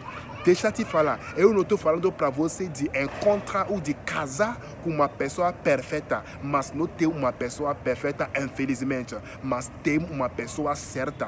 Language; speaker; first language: Portuguese; non-native, fluent; French